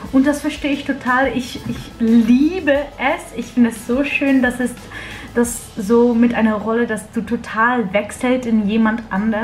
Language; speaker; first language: German; non-native, fluent; Dutch